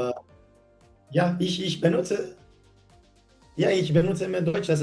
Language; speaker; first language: German; non-native, learner; English